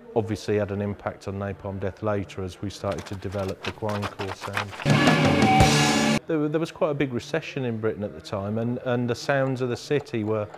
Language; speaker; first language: English; native; English